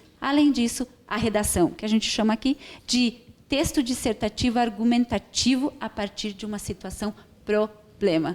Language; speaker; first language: Portuguese; native; Portuguese